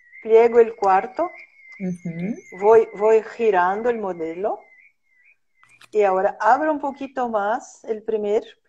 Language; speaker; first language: Spanish; non-native, fluent; Portuguese